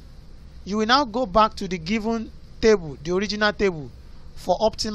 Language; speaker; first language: English; non-native, local second language; Yoruba